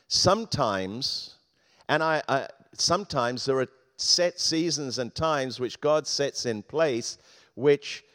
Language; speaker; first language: English; native; English